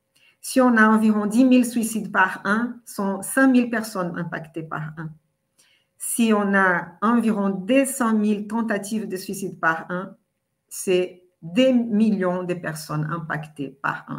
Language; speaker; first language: French; non-native, fluent; Portuguese